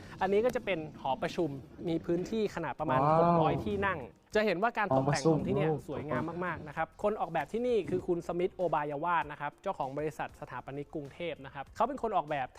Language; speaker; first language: Thai; native; Thai